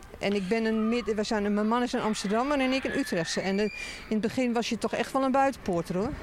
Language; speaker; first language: Dutch; native; Dutch